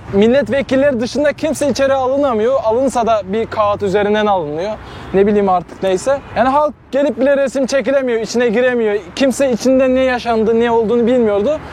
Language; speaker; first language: Turkish; non-native, fluent; Kyrgyz